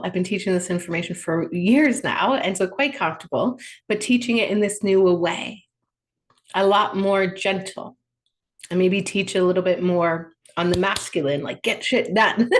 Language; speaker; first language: English; native; English